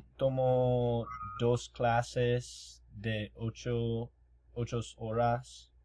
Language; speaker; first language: Spanish; non-native, learner; English